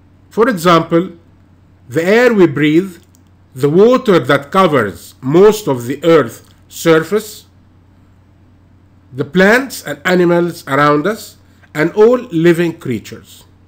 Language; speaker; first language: English; non-native, fluent; Arabic